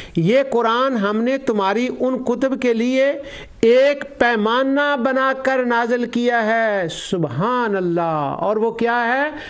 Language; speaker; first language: Urdu; non-native, local second language; Punjabi